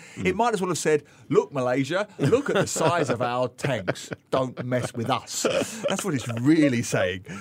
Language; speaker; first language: English; native; English